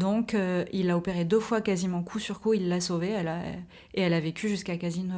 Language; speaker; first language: French; native; French